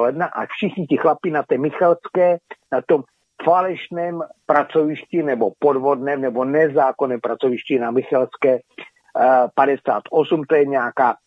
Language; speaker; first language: Czech; native; Czech